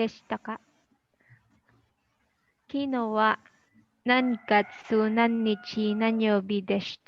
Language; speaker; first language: Japanese; non-native, learner; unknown